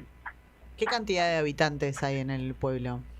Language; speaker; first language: Spanish; native; Spanish